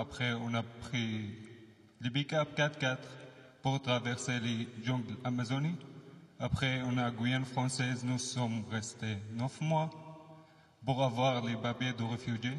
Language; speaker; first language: French; non-native, learner; Arabic